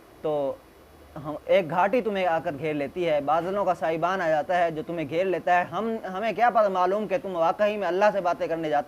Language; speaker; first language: Urdu; native; Urdu